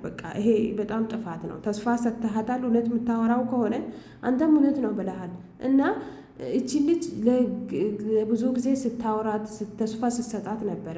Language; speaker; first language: Amharic; native; Amharic